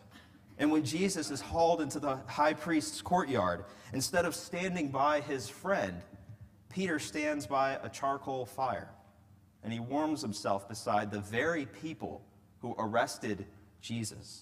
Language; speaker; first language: English; native; English